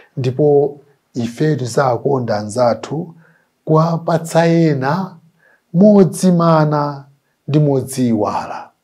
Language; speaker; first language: Nyanja; native; Nyanja